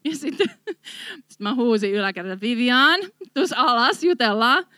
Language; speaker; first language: Finnish; native; Finnish